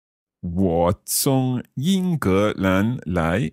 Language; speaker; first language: Chinese; non-native, learner; English